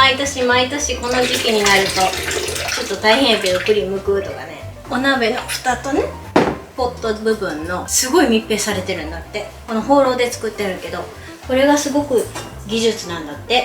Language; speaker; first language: Japanese; native; Japanese